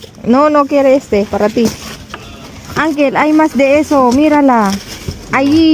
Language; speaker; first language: Spanish; non-native, learner; Filipino